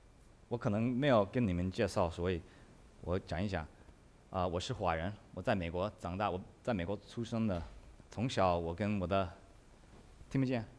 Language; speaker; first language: Chinese; early bilingual, heritage; English